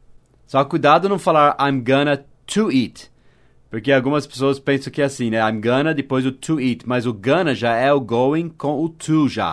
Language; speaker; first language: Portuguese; non-native, fluent; English